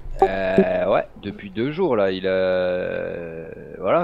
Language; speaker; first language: French; native; French